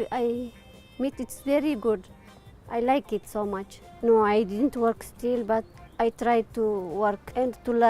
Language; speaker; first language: English; non-native, learner; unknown